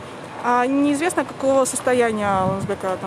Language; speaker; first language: Russian; native; Russian